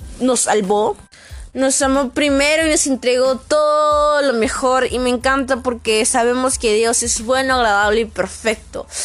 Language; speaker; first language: Spanish; native; Spanish